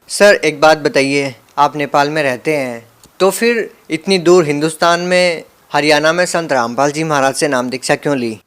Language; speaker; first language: Hindi; native; Hindi